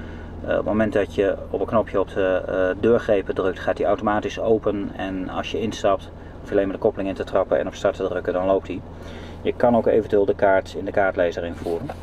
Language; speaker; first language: Dutch; native; Dutch